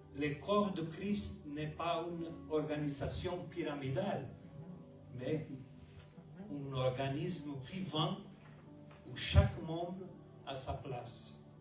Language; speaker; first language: French; non-native, fluent; German